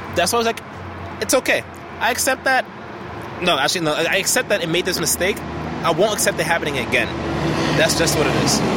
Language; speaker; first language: English; early bilingual, other home language; Haitian Creole